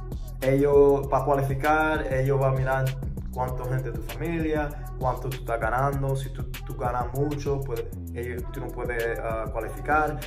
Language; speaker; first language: Spanish; early bilingual, heritage; English